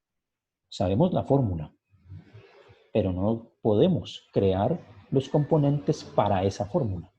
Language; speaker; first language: Spanish; native; Spanish